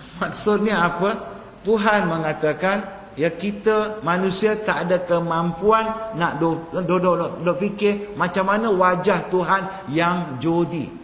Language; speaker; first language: Malay; non-native, local second language; Tamil